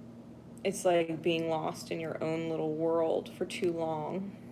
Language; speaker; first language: English; native; English